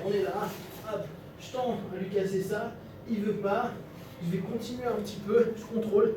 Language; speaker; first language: French; native; French